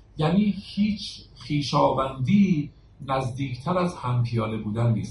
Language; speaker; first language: Persian; native; Persian